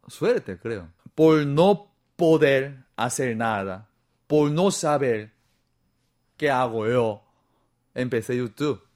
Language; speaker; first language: Spanish; non-native, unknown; Korean